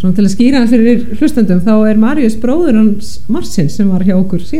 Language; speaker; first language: Icelandic; native; Icelandic